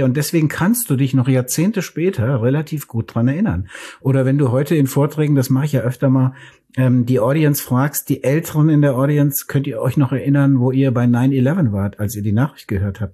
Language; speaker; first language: German; native; German